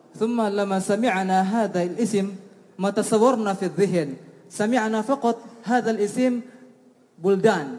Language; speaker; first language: Arabic; non-native, learner; Indonesian